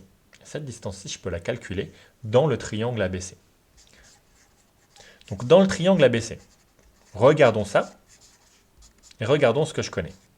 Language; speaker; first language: French; native; French